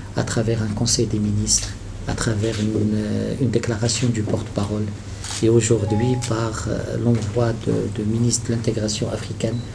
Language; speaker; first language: French; non-native, local second language; Arabic